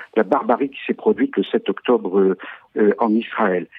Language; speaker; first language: French; native; French